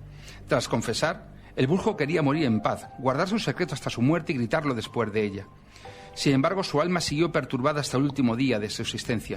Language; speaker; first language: Spanish; native; Spanish